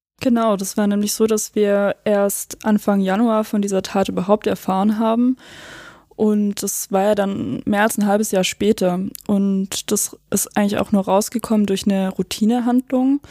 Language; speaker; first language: German; native; German